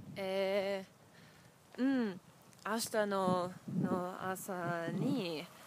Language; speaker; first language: Japanese; non-native, learner; English